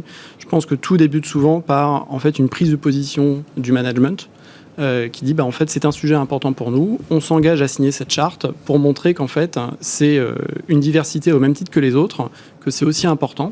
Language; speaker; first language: French; native; French